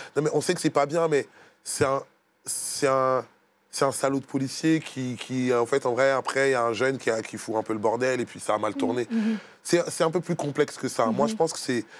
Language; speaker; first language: French; native; French